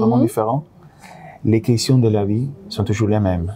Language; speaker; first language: French; non-native, fluent; Italian